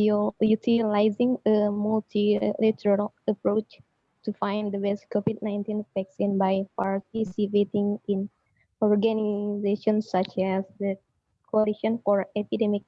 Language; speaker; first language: English; non-native, learner; Indonesian